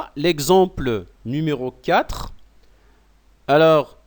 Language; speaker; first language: French; non-native, local second language; Arabic